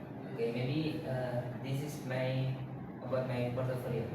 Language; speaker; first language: English; non-native, learner; Indonesian